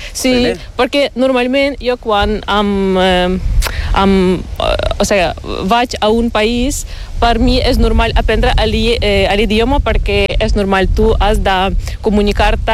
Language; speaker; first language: Catalan; non-native, learner; Ukrainian